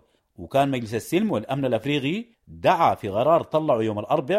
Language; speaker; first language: Arabic; native; Arabic